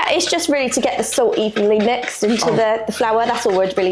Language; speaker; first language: English; native; English